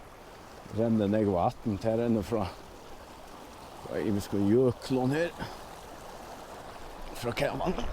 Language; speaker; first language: Swedish; non-native, learner; Faroese